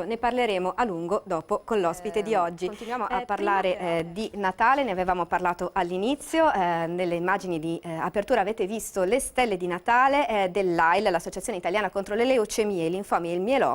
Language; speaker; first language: Italian; native; Italian